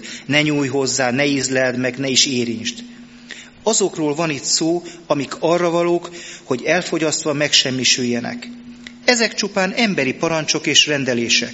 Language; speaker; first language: Hungarian; native; Hungarian